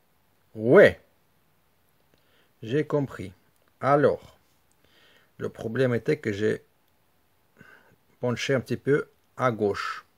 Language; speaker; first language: French; non-native, fluent; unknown